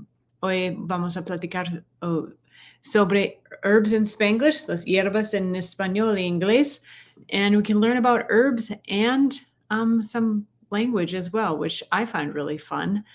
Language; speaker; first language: Spanish; non-native, learner; English